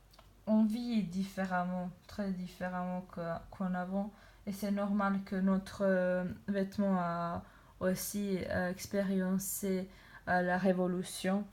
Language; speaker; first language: French; non-native, learner; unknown